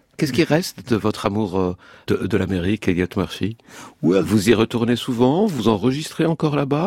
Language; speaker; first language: French; native; French